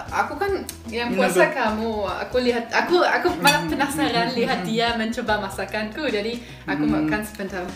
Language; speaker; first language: Indonesian; non-native, fluent; German